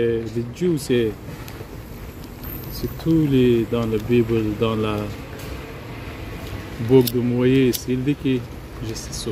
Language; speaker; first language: French; non-native, learner; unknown